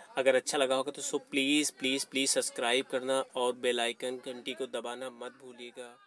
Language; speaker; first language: Hindi; native; Hindi